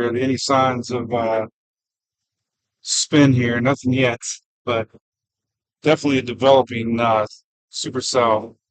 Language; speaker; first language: English; native; English